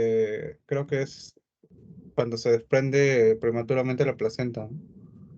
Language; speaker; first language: Spanish; native; Spanish